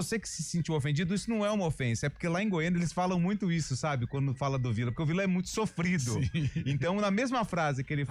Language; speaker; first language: Portuguese; native; Portuguese